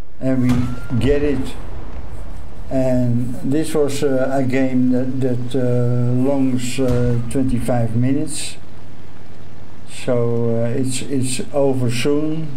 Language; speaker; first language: English; non-native, fluent; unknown